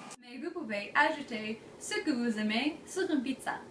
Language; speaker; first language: French; non-native, learner; English